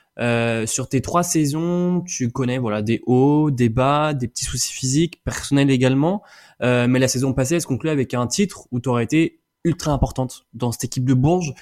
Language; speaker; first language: French; native; French